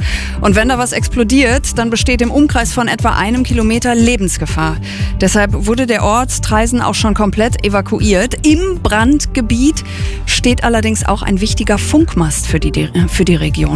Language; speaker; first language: German; native; German